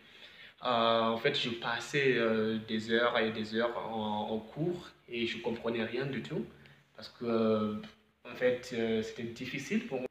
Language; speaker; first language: French; non-native, fluent; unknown